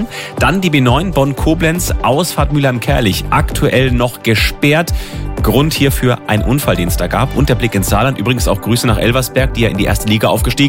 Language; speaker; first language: German; native; German